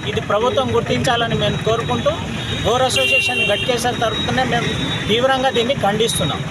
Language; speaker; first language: Telugu; non-native, local second language; Lambadi